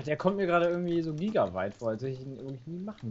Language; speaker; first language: German; native; German